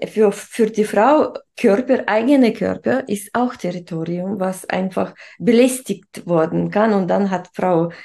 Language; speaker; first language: German; non-native, fluent; Russian